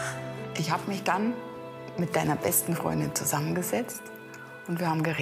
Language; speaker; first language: German; native; German